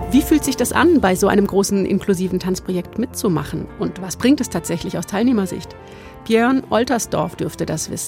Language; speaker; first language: German; native; German